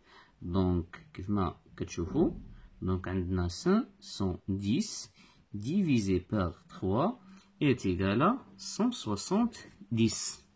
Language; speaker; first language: French; non-native, local second language; Arabic